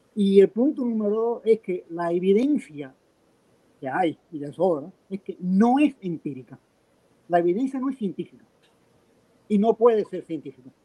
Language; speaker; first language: Spanish; native; Spanish